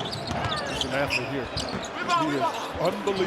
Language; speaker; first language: English; native; English